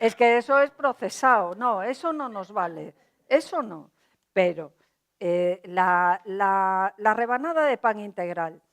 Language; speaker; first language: Spanish; non-native, local second language; Galician